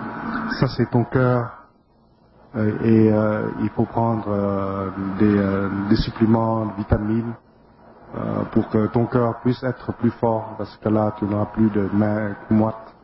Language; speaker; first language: French; non-native, fluent; Vietnamese